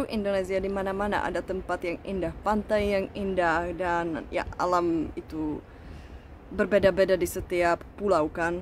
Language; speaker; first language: Indonesian; non-native, fluent; Czech